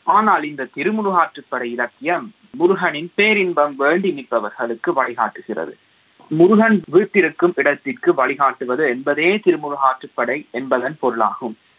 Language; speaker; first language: Tamil; early bilingual, heritage; Tamil